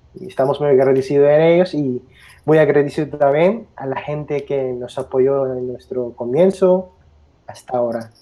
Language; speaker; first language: Spanish; non-native, fluent; Filipino